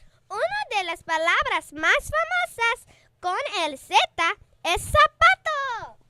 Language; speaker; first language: Spanish; non-native, learner; English